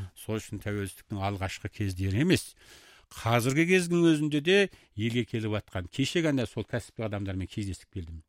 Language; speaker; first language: Kazakh; early bilingual, heritage; Kazakh